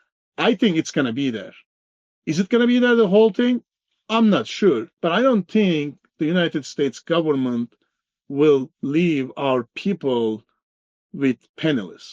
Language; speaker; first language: English; non-native, fluent; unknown